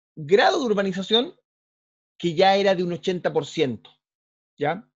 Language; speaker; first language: Spanish; native; Spanish